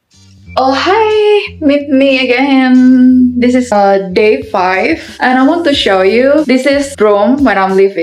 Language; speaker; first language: English; non-native, learner; Indonesian